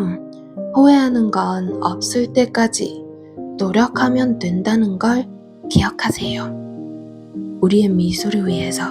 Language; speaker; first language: Korean; non-native, fluent; Vietnamese